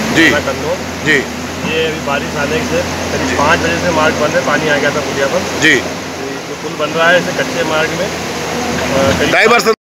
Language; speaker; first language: Hindi; native; Hindi